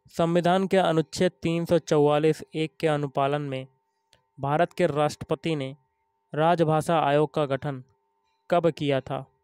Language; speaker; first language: Hindi; native; Hindi